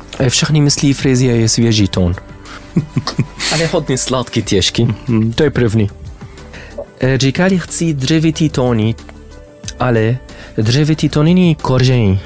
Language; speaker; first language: Czech; non-native, learner; Arabic